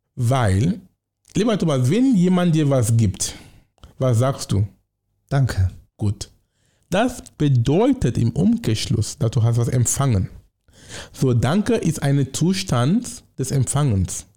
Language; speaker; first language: German; non-native, fluent; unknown